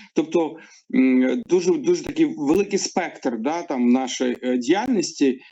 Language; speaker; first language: Ukrainian; non-native, local second language; Russian